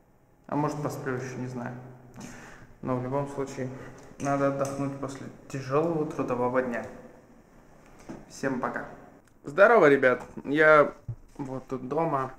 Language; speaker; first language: Russian; native; Russian